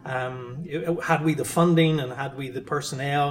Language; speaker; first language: English; native; English